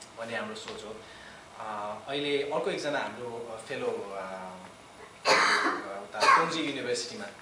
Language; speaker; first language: Nepali; native; Nepali